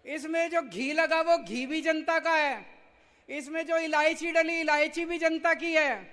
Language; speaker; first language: Hindi; native; Hindi